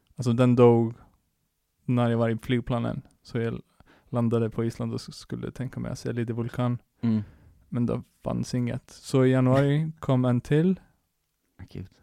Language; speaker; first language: Swedish; non-native, fluent; Icelandic